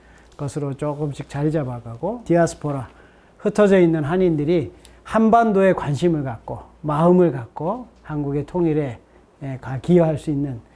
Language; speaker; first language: Korean; native; Korean